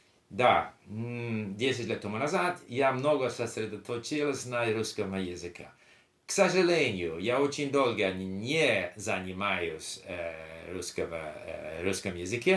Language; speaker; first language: Russian; non-native, learner; English